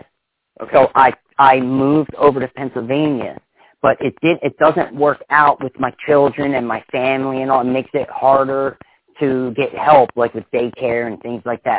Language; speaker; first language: English; native; English